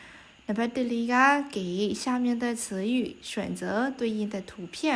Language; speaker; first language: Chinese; non-native, fluent; Burmese